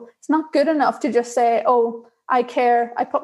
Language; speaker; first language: English; native; English